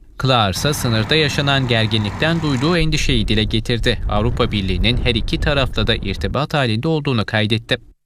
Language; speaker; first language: Turkish; native; Turkish